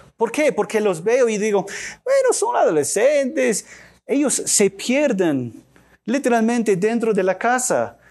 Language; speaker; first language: Spanish; non-native, fluent; English